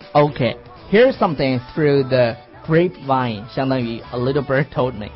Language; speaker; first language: English; non-native, fluent; Chinese